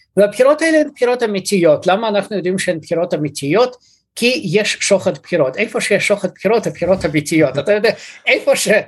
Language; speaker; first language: Hebrew; early bilingual, other home language; Russian